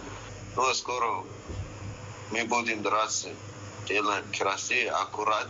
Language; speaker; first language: Russian; non-native, learner; Persian